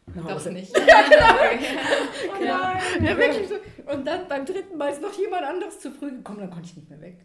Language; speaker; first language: German; native; German